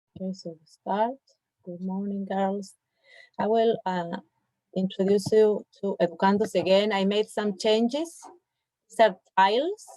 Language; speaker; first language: English; non-native, fluent; Spanish